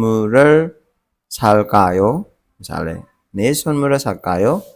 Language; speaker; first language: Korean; non-native, learner; Indonesian